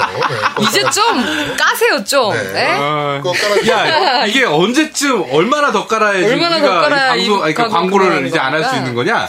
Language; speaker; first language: Korean; native; Korean